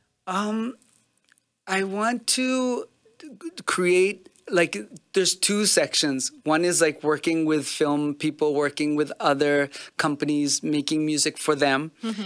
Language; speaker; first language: English; early bilingual, other home language; Punjabi